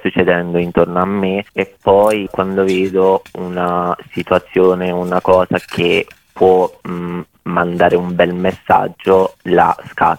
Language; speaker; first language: Italian; early bilingual, other home language; Bosnian